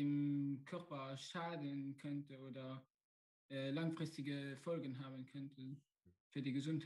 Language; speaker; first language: German; non-native, local second language; Luxembourgish